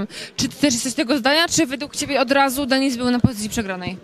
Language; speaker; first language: Polish; native; Polish